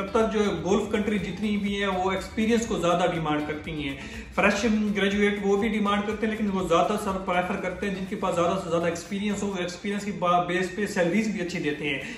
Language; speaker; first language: Urdu; non-native, local second language; Punjabi